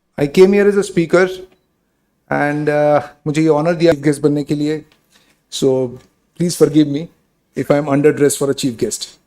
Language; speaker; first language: Hindi; non-native, local second language; Bangla